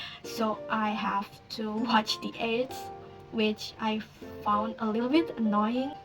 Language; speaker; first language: English; non-native, learner; Indonesian